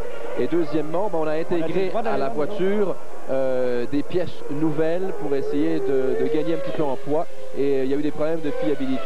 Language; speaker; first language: French; native; French